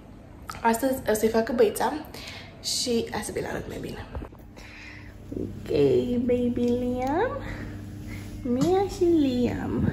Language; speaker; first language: Romanian; native; Romanian